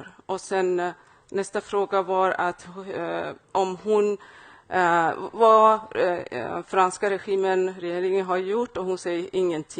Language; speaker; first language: Swedish; non-native, fluent; Persian